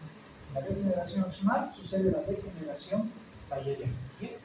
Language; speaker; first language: Spanish; native; Spanish